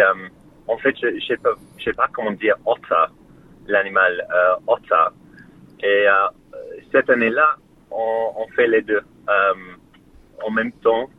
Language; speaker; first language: French; non-native, fluent; English